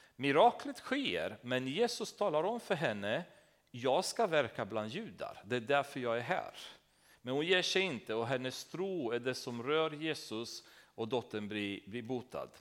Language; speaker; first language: Swedish; non-native, fluent; Romanian